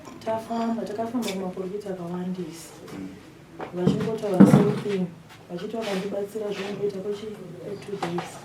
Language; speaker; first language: Shona; early bilingual, other home language; Nyanja